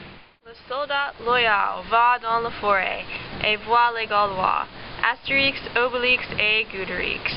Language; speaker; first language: French; non-native, learner; English